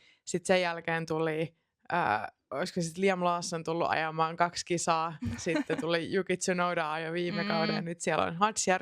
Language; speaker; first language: Finnish; native; Finnish